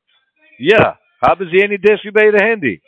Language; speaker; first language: German; non-native, learner; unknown